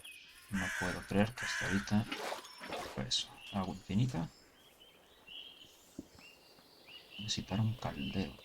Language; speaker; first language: Spanish; early bilingual, heritage; Spanish